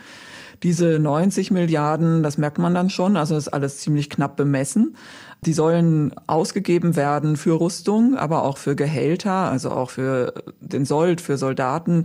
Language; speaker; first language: German; native; German